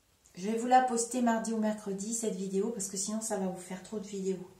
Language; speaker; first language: French; native; French